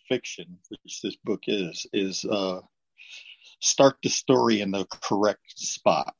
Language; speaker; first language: English; native; English